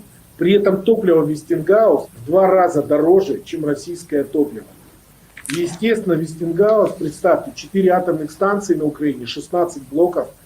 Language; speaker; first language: Russian; native; Russian